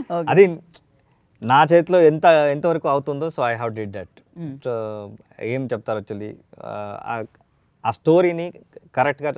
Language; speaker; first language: Telugu; non-native, learner; Kannada